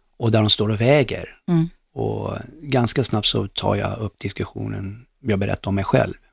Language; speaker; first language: Swedish; early bilingual, other home language; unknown